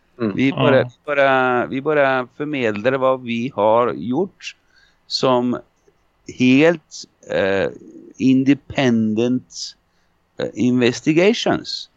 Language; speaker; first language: Swedish; non-native, fluent; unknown